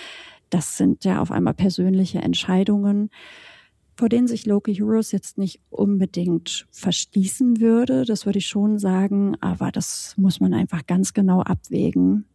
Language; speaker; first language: German; native; German